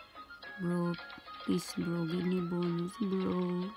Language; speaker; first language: English; non-native, local second language; Cebuano